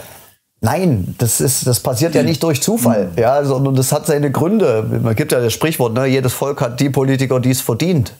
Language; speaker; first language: German; native; German